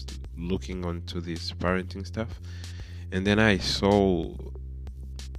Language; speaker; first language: English; non-native, local second language; Swahili